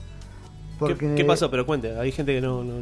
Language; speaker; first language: Spanish; native; Spanish